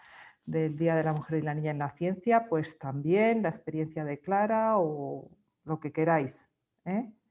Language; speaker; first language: Spanish; native; Spanish